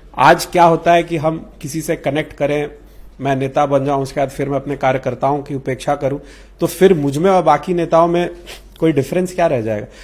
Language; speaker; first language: Hindi; native; Hindi